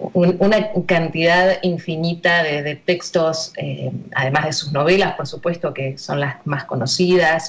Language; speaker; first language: Spanish; native; Spanish